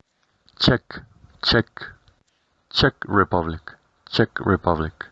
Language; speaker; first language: English; non-native, fluent; Spanish